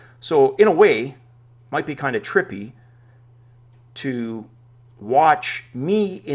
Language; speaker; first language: English; native; English